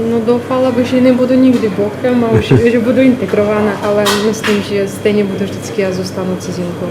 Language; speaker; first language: Czech; non-native, fluent; Russian